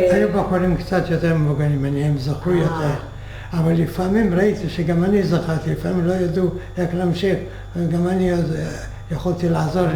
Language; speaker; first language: Hebrew; non-native, fluent; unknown